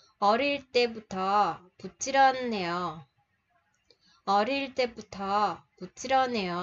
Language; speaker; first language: Korean; non-native, fluent; Vietnamese